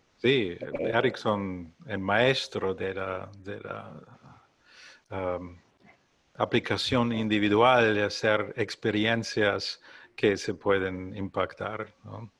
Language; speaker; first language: Spanish; non-native, learner; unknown